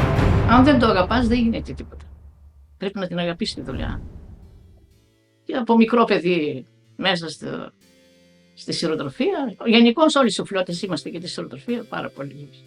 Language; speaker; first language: Greek; native; Greek